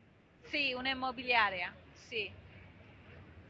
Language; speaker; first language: Spanish; non-native, fluent; Italian